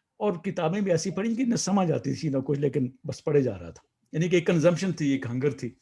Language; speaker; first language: Urdu; non-native, local second language; Saraiki